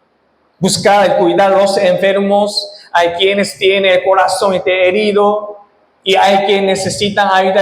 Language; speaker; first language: Spanish; non-native, fluent; Korean